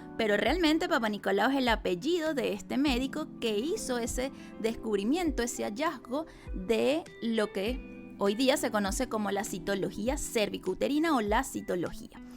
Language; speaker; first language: Spanish; native; Spanish